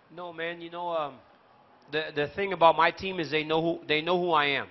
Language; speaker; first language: English; native; English